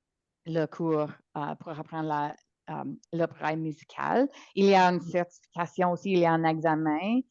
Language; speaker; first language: French; non-native, local second language; English